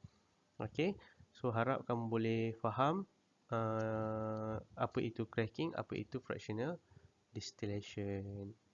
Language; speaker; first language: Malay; native; Malay